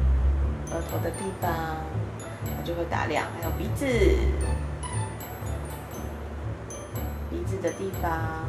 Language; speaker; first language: Chinese; native; Chinese